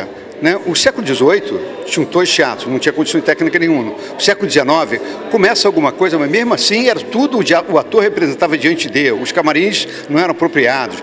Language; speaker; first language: Portuguese; native; Portuguese